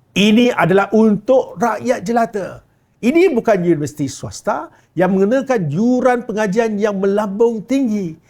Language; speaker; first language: Malay; non-native, local second language; Chinese